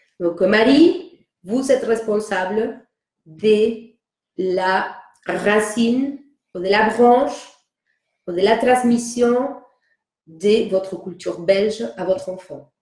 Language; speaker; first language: French; non-native, fluent; Spanish